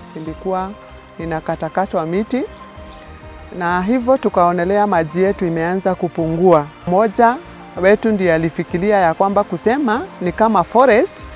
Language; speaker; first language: Swahili; non-native, local second language; Meru